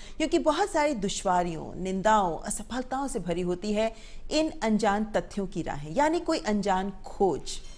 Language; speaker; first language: Hindi; native; Hindi